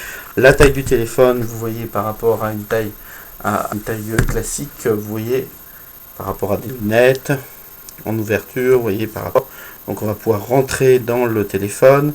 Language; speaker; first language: French; native; French